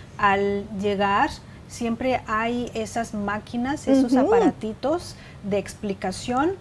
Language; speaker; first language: Spanish; non-native, fluent; Chinese